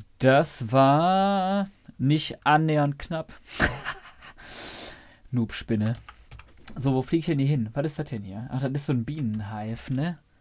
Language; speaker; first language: German; native; German